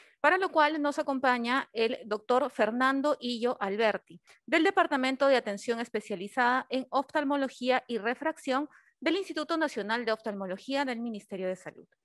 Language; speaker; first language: Spanish; native; Spanish